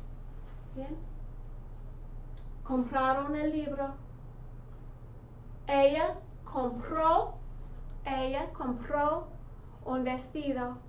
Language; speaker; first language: Spanish; non-native, fluent; English